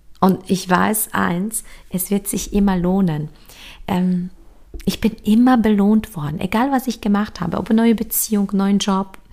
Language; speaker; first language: German; early bilingual, other home language; Polish